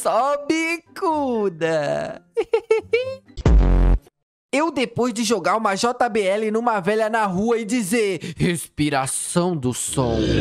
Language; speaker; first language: Portuguese; native; Portuguese